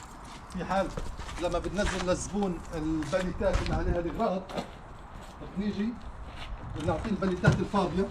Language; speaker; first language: Arabic; native; Arabic